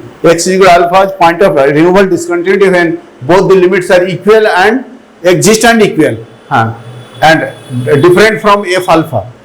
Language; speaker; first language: English; non-native, local second language; Hindi